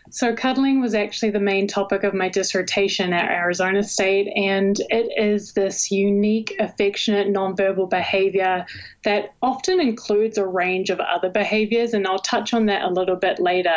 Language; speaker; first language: English; native; English